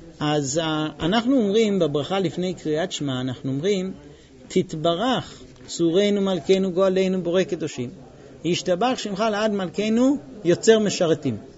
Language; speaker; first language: Hebrew; non-native, fluent; English